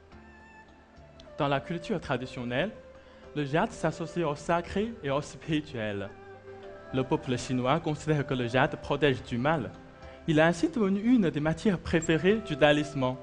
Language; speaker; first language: French; non-native, fluent; Chinese